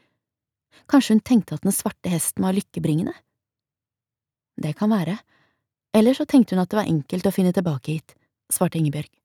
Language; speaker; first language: Norwegian; native; Norwegian